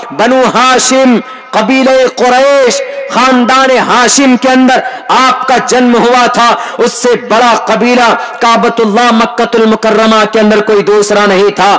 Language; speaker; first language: Urdu; native; Urdu